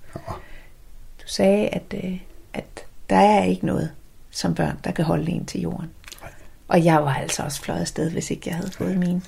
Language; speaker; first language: Danish; native; Danish